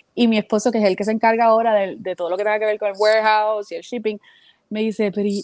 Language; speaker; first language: Spanish; native; Spanish